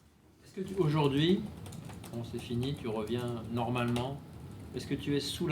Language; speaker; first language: French; native; French